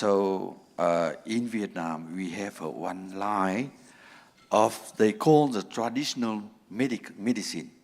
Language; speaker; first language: English; non-native, learner; Vietnamese